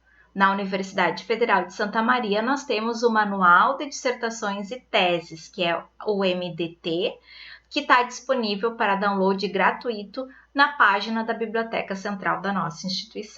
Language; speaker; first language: Portuguese; native; Portuguese